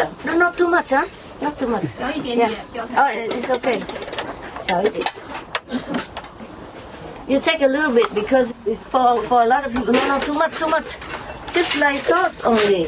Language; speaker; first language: English; non-native, fluent; Vietnamese